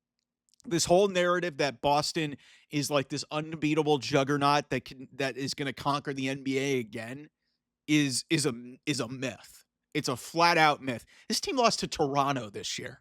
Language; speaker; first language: English; native; English